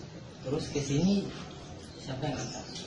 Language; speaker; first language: Indonesian; native; Indonesian